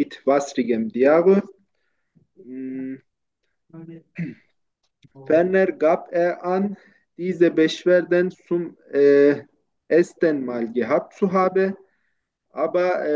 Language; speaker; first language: German; non-native, fluent; Turkish